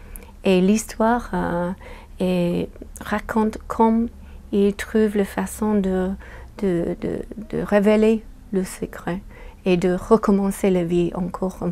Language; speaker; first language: French; non-native, fluent; English